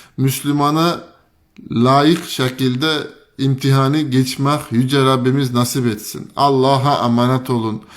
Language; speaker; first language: Turkish; native; Turkish